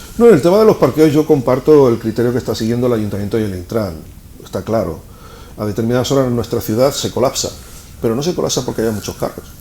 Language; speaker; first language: Spanish; native; Spanish